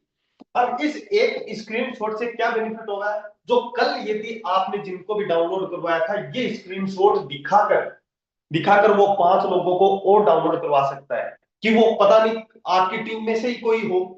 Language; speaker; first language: Hindi; native; Hindi